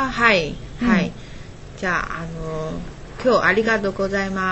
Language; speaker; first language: Japanese; non-native, learner; Chinese